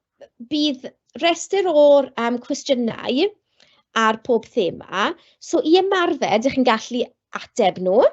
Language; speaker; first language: Welsh; non-native, local second language; English